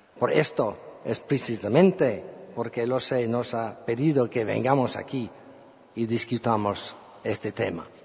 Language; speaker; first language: Spanish; non-native, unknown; English